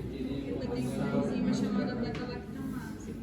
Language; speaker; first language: Spanish; non-native, learner; Portuguese